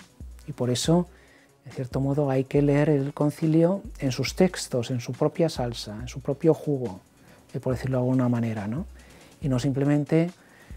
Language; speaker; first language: Spanish; native; Spanish